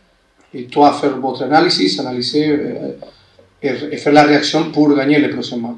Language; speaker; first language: French; non-native, fluent; Spanish